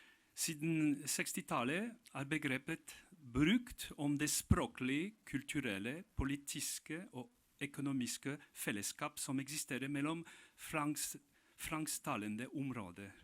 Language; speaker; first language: Norwegian; non-native, fluent; French